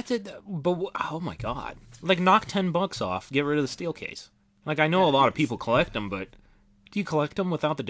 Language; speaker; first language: English; native; English